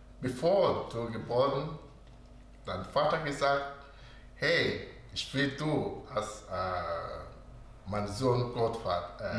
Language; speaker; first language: German; non-native, learner; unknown